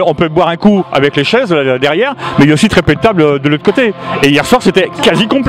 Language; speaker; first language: French; native; French